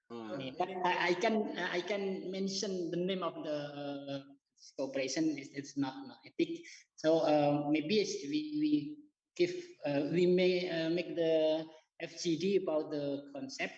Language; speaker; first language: English; non-native, learner; Indonesian